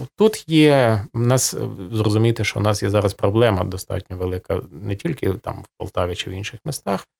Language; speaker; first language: Ukrainian; native; Ukrainian